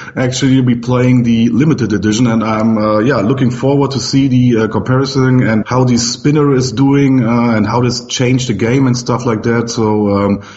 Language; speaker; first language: English; non-native, fluent; German